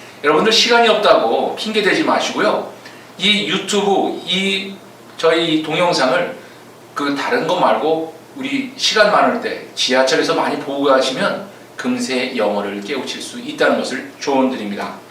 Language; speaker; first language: Korean; native; Korean